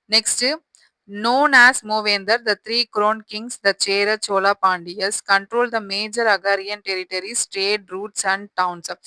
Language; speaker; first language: English; non-native, local second language; Tamil